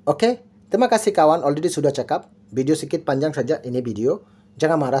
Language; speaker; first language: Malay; non-native, learner; Bangla